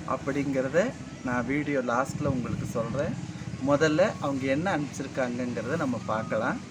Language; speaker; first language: Tamil; native; Tamil